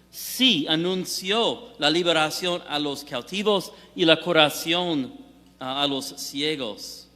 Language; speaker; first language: Spanish; non-native, fluent; English